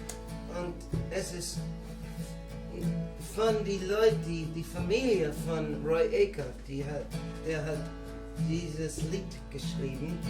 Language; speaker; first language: German; non-native, learner; English